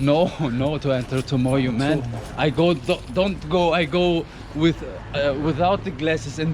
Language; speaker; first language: English; non-native, learner; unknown